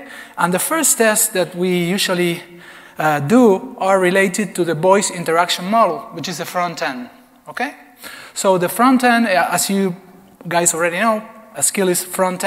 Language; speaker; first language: English; non-native, fluent; Spanish